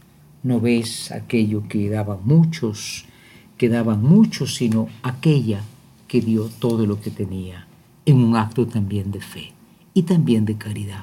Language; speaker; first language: Spanish; native; Spanish